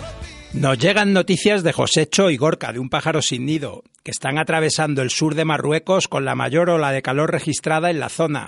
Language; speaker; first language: Spanish; native; Spanish